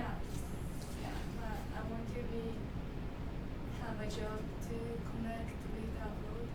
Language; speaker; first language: English; non-native, learner; Japanese